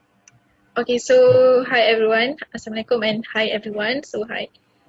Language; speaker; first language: English; non-native, fluent; Malay